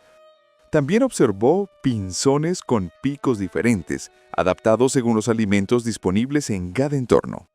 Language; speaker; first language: Spanish; native; Spanish